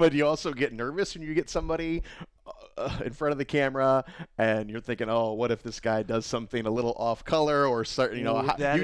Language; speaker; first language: English; native; English